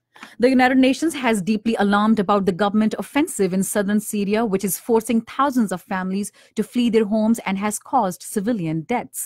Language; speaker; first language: English; non-native, local second language; Urdu